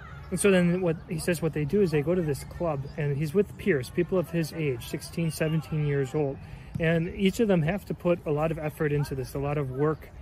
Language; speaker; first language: English; native; English